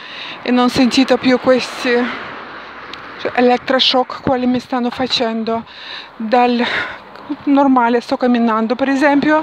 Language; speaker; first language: Italian; non-native, learner; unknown